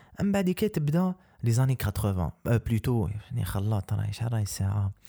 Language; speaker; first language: Arabic; native; Arabic